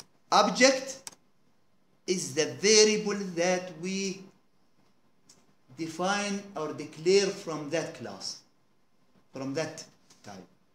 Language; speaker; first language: English; non-native, fluent; Arabic